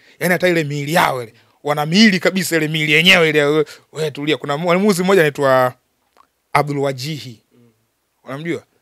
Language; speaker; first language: Swahili; native; Swahili